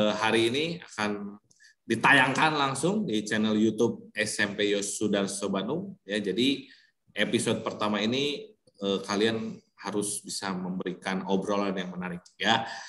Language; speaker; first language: Indonesian; early bilingual, heritage; Indonesian